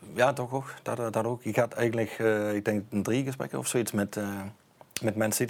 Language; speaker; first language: Dutch; non-native, fluent; Danish